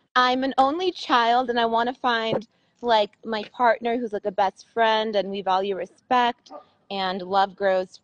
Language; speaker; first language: English; native; English